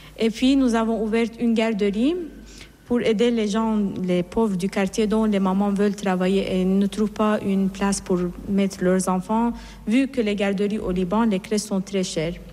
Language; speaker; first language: French; non-native, fluent; Persian